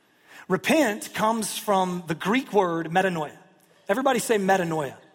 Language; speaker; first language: English; native; English